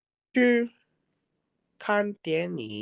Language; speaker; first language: Chinese; non-native, learner; Indonesian